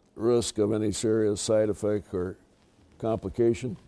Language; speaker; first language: English; native; English